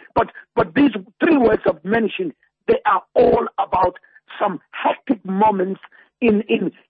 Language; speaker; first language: English; non-native, local second language; Zulu